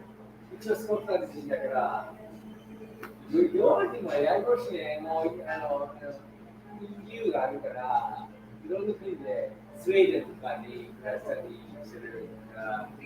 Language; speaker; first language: Japanese; non-native, learner; English